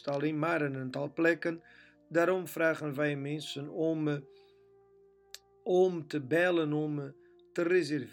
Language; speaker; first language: Dutch; non-native, fluent; Portuguese